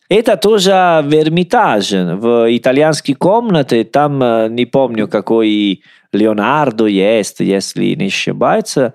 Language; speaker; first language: Russian; non-native, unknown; Italian